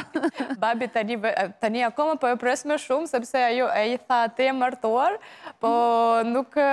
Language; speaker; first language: Albanian; non-native, learner; Russian